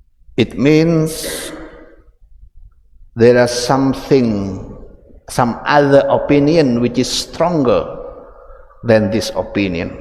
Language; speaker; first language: English; non-native, fluent; Indonesian